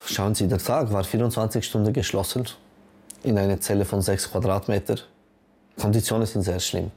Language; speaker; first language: German; non-native, local second language; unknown